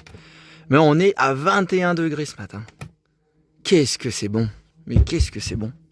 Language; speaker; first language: French; native; French